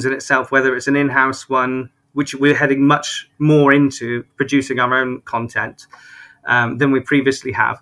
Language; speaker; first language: English; native; English